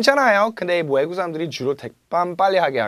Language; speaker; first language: Korean; non-native, fluent; English